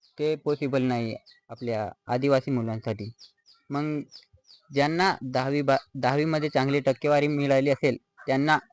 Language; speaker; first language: Marathi; non-native, local second language; Bhili